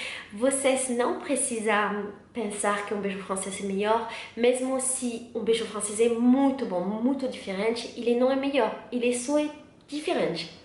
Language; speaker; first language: Portuguese; non-native, learner; French